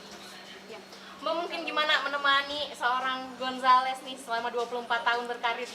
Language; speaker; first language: Indonesian; native; Indonesian